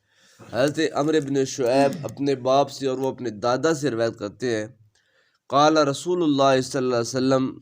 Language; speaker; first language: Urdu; native; Urdu